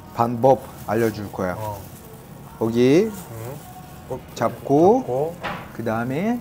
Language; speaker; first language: Korean; non-native, learner; Russian